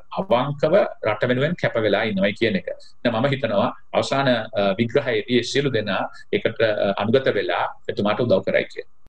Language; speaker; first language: Sinhala; non-native, local second language; Tamil